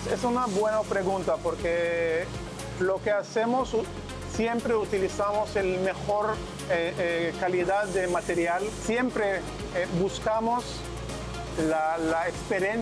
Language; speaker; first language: Spanish; non-native, learner; Hebrew